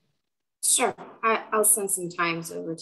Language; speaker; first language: English; native; English